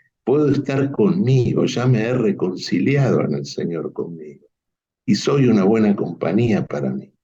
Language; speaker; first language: Spanish; native; Spanish